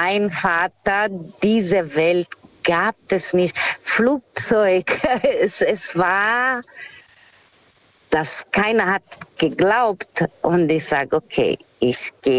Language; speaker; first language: German; non-native, fluent; Portuguese